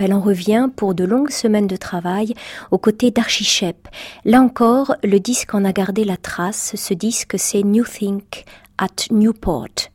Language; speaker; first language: French; native; French